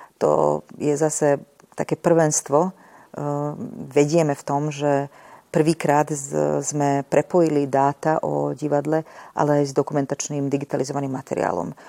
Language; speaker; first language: Slovak; native; Slovak